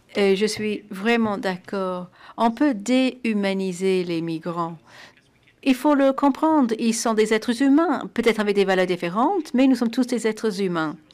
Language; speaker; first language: French; non-native, fluent; Portuguese